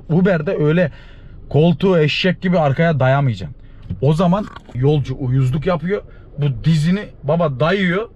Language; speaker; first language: Turkish; native; Turkish